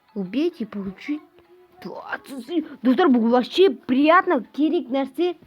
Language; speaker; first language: Russian; non-native, local second language; Kazakh